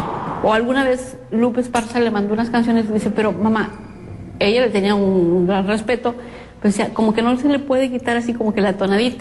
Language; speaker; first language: Spanish; native; Spanish